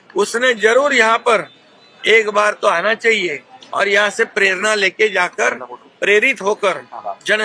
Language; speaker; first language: Hindi; non-native, local second language; Marathi